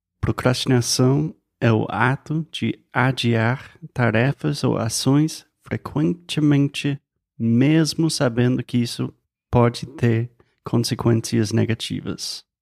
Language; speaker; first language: Portuguese; non-native, fluent; English